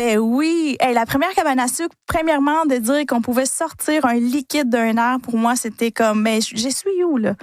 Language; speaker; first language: French; non-native, fluent; Spanish